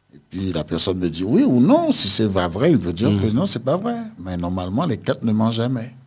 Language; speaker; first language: French; native; French